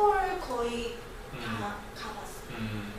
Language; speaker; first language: Korean; non-native, learner; Chinese